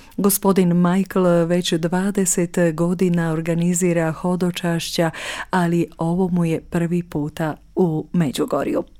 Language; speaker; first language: Croatian; native; Croatian